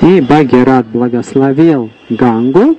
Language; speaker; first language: Russian; native; Russian